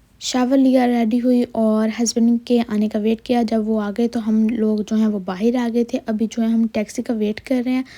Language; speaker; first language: Urdu; non-native, local second language; Punjabi